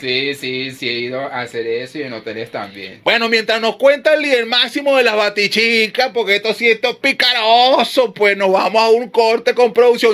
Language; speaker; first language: Spanish; native; Spanish